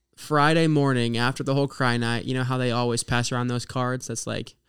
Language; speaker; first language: English; native; English